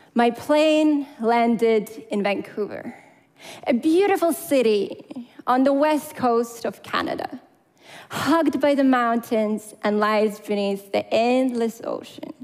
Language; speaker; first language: English; non-native, fluent; Russian